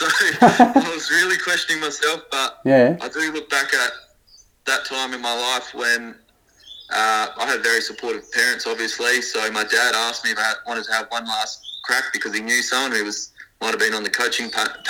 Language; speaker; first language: English; native; English